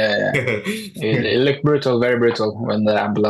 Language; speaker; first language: English; non-native, fluent; Norwegian